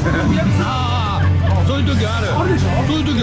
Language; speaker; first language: Japanese; native; Japanese